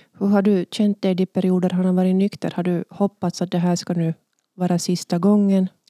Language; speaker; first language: Swedish; native; Swedish